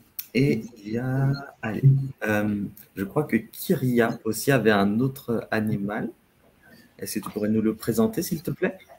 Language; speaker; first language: French; native; French